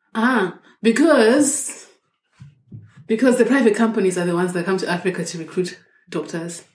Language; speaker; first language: English; non-native, local second language; Shona